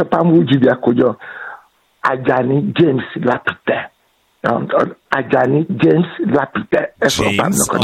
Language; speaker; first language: Hungarian; non-native, fluent; Yoruba